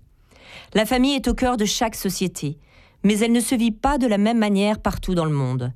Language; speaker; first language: French; native; French